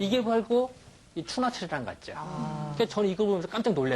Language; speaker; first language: Korean; native; Korean